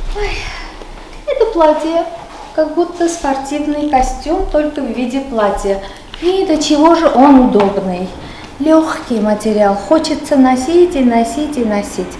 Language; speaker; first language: Russian; non-native, local second language; Armenian